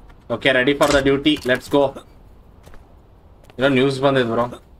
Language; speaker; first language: English; non-native, local second language; Kannada